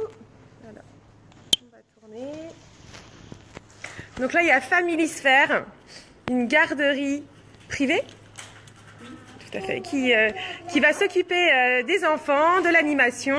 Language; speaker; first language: French; native; French